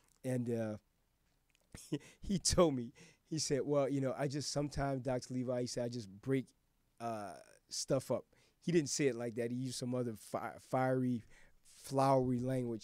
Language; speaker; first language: English; native; English